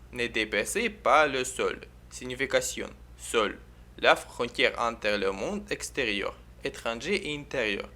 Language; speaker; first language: French; non-native, learner; Ukrainian